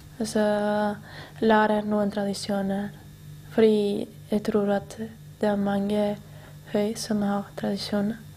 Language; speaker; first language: Norwegian; non-native, learner; Spanish